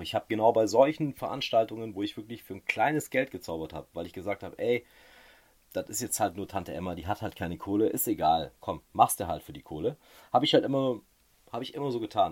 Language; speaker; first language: German; native; German